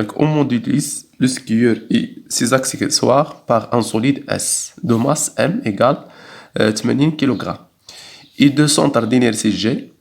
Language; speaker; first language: French; non-native, local second language; Arabic